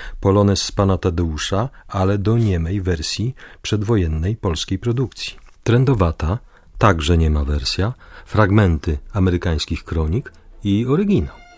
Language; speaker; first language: Polish; native; Polish